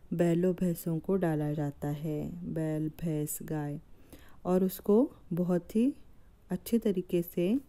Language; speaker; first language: Hindi; non-native, local second language; Marathi